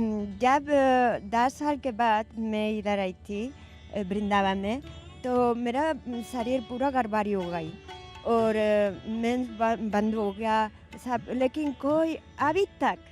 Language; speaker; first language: Hindi; non-native, learner; Spanish